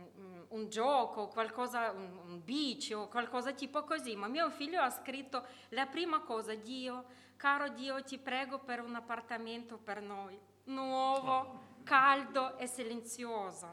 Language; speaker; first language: Italian; non-native, learner; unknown